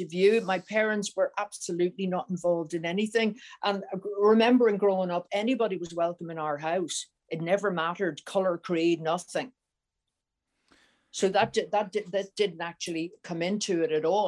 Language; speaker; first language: English; native; English